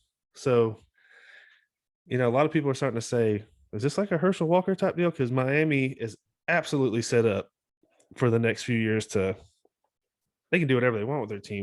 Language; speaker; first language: English; native; English